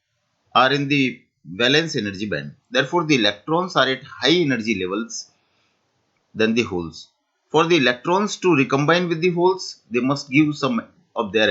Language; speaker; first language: English; non-native, local second language; Hindi